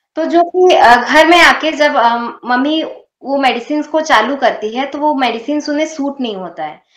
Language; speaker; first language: Hindi; non-native, local second language; Odia